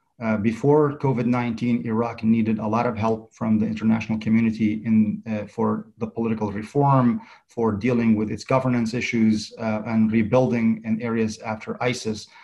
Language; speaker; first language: English; non-native, fluent; Central Kurdish